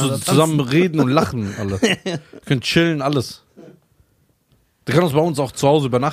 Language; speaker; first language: German; early bilingual, other home language; Persian